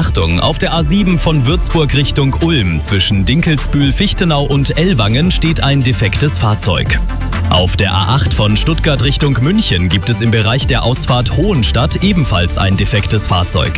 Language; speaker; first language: German; native; German